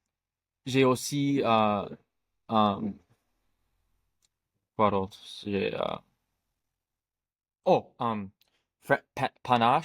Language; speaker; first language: French; non-native, learner; English